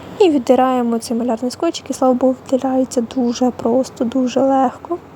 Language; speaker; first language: Ukrainian; non-native, local second language; Russian